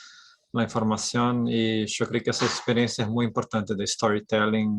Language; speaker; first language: Spanish; non-native, fluent; Portuguese